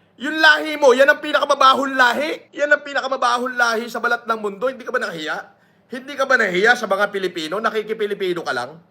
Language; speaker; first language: Filipino; native; Filipino